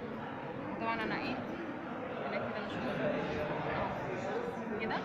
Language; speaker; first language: Arabic; native; Arabic